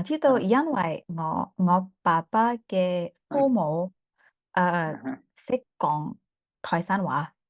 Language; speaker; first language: Chinese; non-native, learner; English